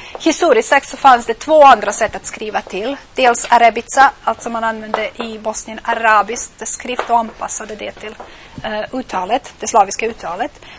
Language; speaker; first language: Swedish; non-native, fluent; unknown